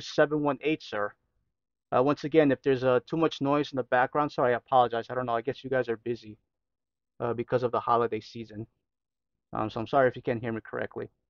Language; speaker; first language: English; native; English